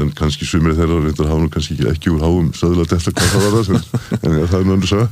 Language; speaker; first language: Icelandic; native; Icelandic